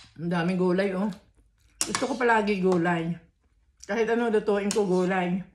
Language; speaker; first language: Filipino; native; Filipino